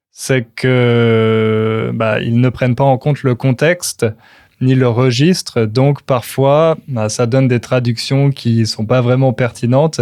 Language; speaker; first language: French; native; French